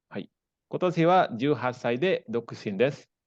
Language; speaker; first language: Japanese; non-native, fluent; Indonesian